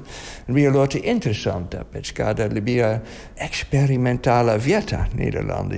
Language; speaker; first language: Latvian; non-native, learner; Dutch